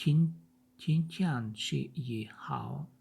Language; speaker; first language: Chinese; non-native, learner; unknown